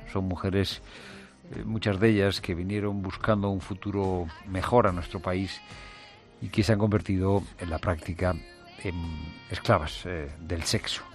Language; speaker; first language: Spanish; native; Spanish